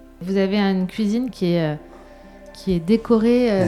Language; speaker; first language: French; native; French